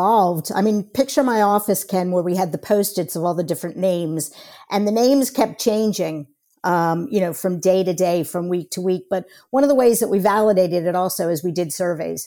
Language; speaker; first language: English; native; English